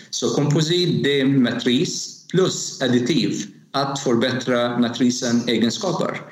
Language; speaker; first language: Swedish; non-native, learner; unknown